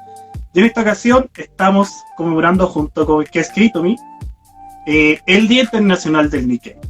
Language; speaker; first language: Spanish; native; Spanish